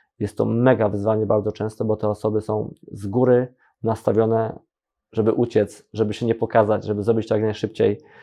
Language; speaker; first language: Polish; native; Polish